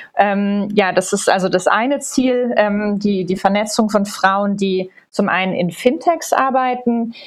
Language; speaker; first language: German; native; German